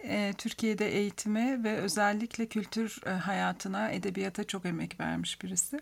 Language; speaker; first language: Turkish; native; Turkish